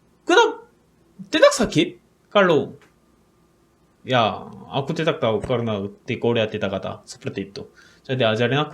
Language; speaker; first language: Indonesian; non-native, learner; Korean